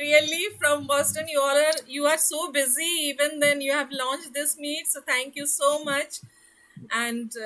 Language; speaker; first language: English; non-native, local second language; Hindi